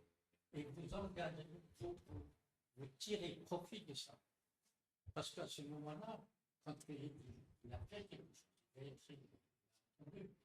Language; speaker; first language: French; non-native, local second language; Arabic